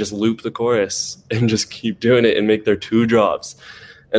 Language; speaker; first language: English; native; English